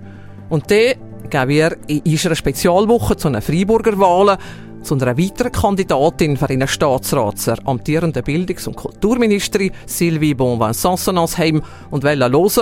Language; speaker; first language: German; native; German